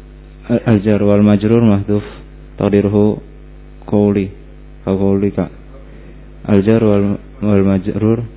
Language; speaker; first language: Arabic; non-native, learner; Indonesian